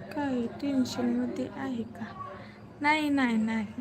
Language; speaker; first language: Marathi; non-native, local second language; Kannada